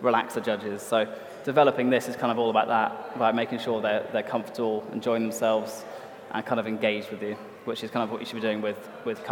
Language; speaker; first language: English; native; English